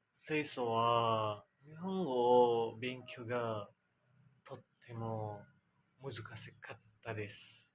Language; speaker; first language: Japanese; non-native, learner; Indonesian